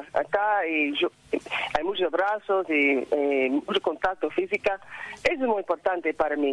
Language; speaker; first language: Spanish; non-native, fluent; English